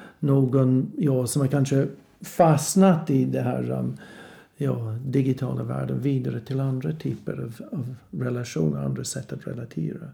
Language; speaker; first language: Swedish; non-native, fluent; English